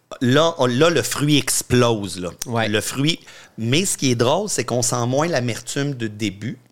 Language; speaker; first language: French; native; French